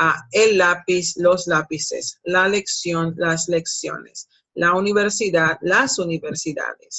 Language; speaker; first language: Spanish; non-native, fluent; English